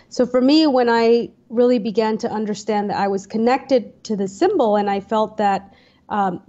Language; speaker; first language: English; native; English